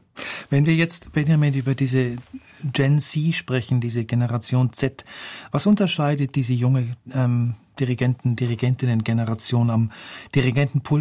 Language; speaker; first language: German; native; German